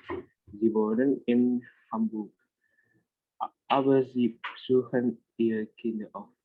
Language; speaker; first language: German; non-native, learner; Indonesian